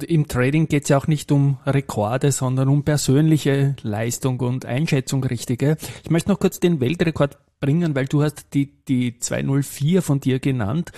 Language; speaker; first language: German; native; German